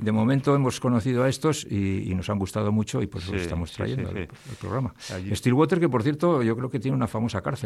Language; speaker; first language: Spanish; native; Spanish